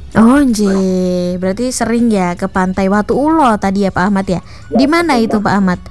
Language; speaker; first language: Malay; non-native, local second language; Javanese